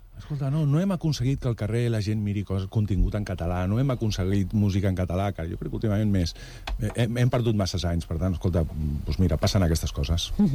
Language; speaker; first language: Catalan; native; Catalan